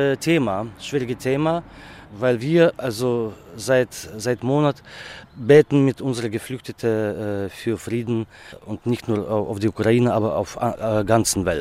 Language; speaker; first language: German; non-native, learner; Russian